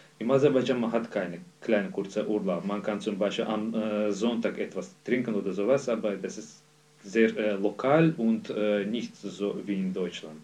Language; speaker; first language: German; non-native, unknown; Azerbaijani